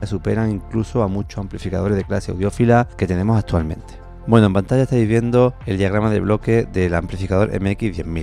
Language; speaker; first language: Spanish; native; Spanish